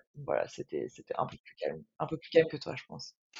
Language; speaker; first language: French; native; French